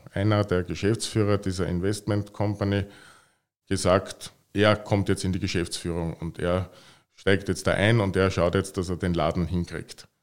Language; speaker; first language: German; native; German